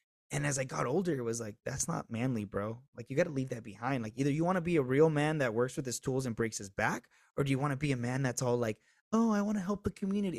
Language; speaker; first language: English; early bilingual, other home language; Spanish